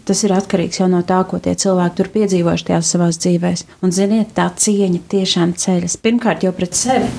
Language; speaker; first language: Latvian; native; Latvian